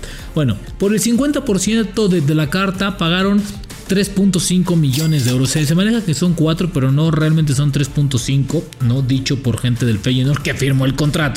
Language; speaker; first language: Spanish; native; Spanish